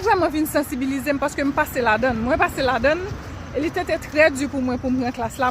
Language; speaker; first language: French; non-native, learner; Haitian Creole